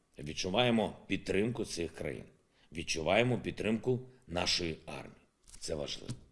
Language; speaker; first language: Ukrainian; non-native, local second language; Russian